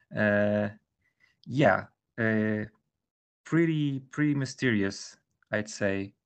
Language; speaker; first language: English; non-native, fluent; Polish